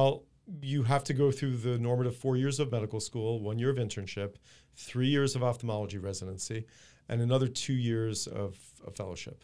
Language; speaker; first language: English; native; English